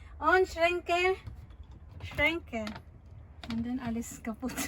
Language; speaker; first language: German; non-native, learner; Filipino